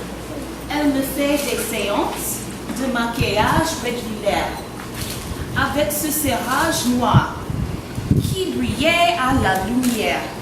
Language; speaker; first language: French; non-native, fluent; English